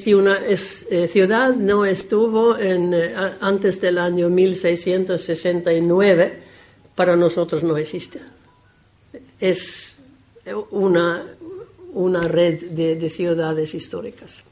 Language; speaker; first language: Spanish; non-native, fluent; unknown